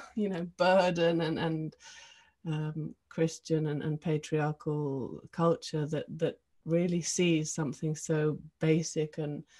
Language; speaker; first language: English; early bilingual, heritage; English